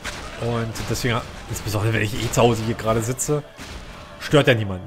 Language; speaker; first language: German; native; German